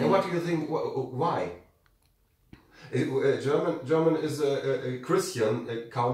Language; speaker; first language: English; non-native, learner; German